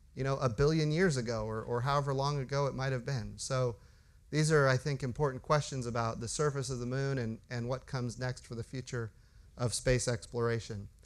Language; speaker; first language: English; native; English